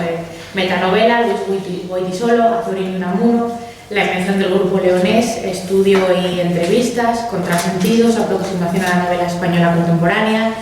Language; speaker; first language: Spanish; native; Spanish